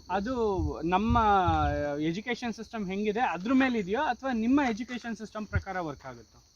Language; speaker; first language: Kannada; native; Kannada